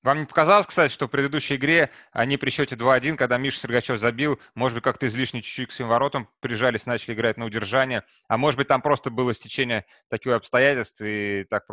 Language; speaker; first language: Russian; native; Russian